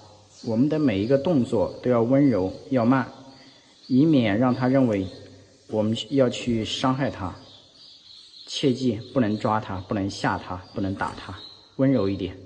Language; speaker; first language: Chinese; native; Chinese